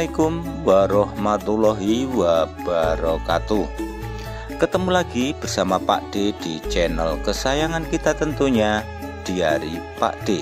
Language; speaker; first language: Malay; non-native, local second language; Javanese